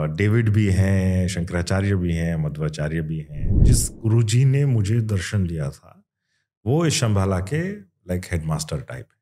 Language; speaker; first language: Hindi; non-native, local second language; Kannada